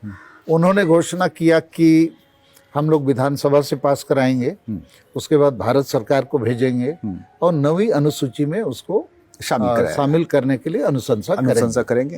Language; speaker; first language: Hindi; non-native, local second language; Santali